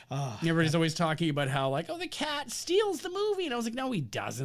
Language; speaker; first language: English; native; English